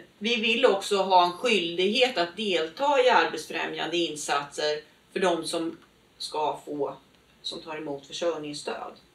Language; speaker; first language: Swedish; native; Swedish